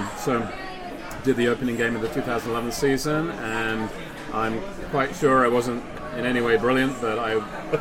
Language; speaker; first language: English; native; English